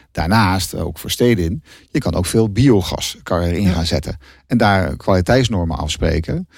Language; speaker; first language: Dutch; native; Dutch